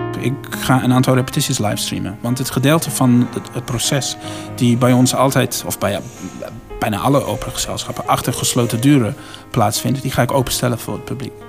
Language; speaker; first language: Dutch; non-native, fluent; English